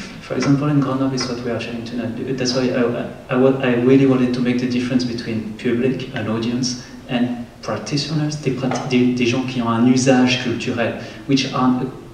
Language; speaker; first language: English; non-native, fluent; French